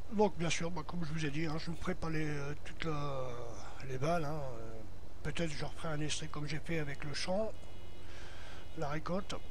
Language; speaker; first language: French; native; French